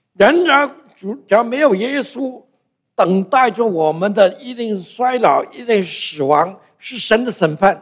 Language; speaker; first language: Chinese; non-native, local second language; Cantonese